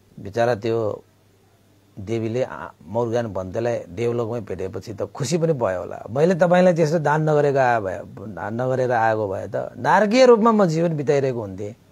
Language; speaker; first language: Nepali; non-native, local second language; Newari